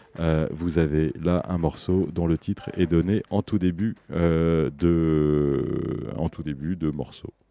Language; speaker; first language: French; native; French